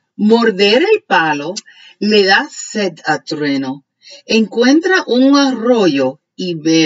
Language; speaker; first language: Spanish; early bilingual, heritage; Spanish